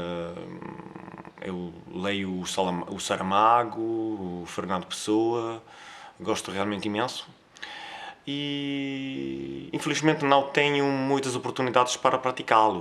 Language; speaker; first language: Portuguese; non-native, fluent; Italian